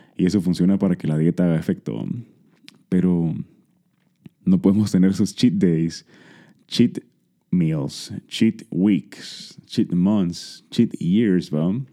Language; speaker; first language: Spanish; early bilingual, heritage; Spanish